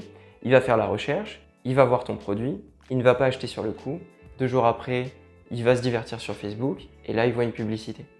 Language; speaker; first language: French; native; French